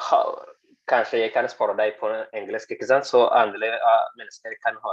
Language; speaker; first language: Norwegian; non-native, learner; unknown